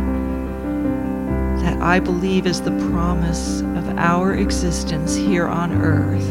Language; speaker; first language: English; native; English